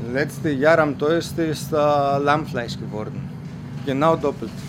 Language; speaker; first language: German; non-native, learner; Greek